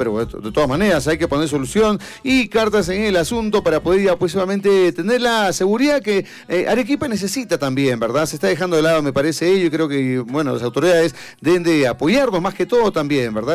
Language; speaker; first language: Spanish; native; Spanish